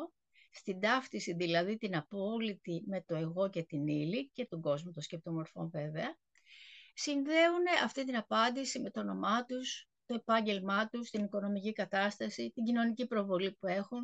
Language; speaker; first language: Greek; native; Greek